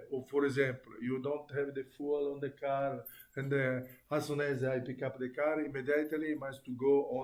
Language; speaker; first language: English; non-native, learner; Italian